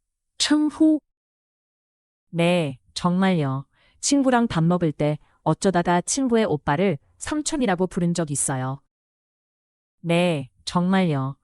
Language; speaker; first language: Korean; non-native, fluent; Chinese